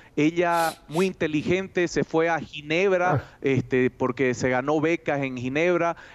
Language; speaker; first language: Spanish; native; Spanish